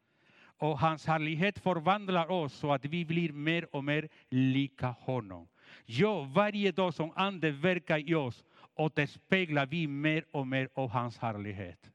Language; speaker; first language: Swedish; non-native, fluent; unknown